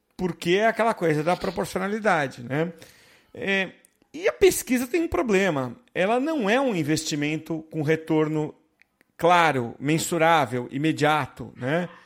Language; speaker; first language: Portuguese; native; Portuguese